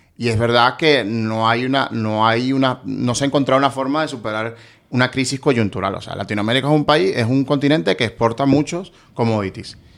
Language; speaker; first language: Spanish; native; Spanish